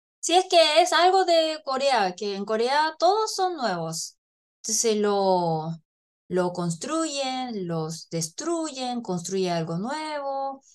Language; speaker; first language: Spanish; non-native, fluent; Korean